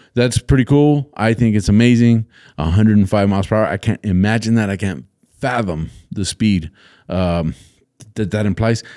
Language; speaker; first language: English; native; English